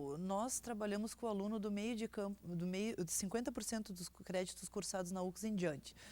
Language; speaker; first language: Portuguese; native; Portuguese